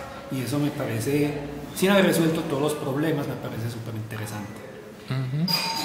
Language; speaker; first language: Spanish; non-native, fluent; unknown